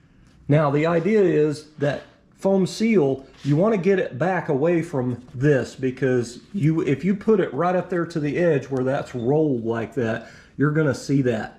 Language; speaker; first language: English; native; English